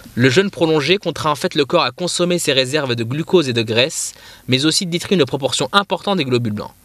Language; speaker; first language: French; non-native, local second language; Arabic